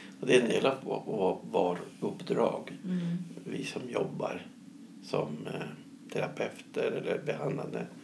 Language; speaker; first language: Swedish; non-native, fluent; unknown